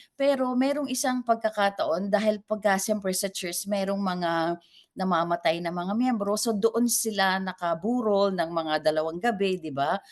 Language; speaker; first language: Filipino; native; Filipino